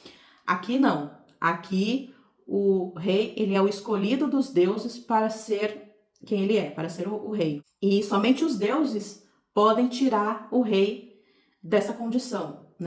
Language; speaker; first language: Portuguese; native; Portuguese